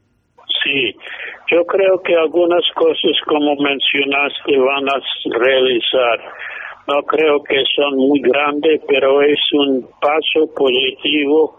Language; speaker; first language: Spanish; non-native, fluent; English